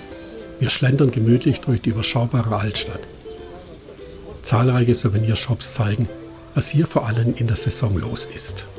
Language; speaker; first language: German; native; German